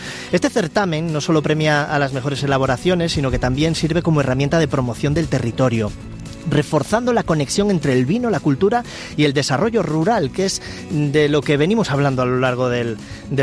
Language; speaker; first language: Spanish; native; Spanish